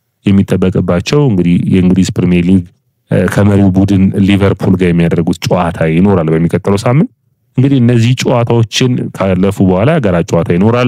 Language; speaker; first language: Amharic; native; Amharic